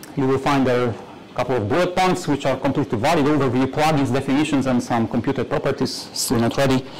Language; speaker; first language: English; non-native, fluent; Polish